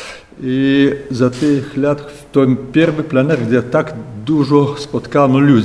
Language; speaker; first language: Polish; non-native, learner; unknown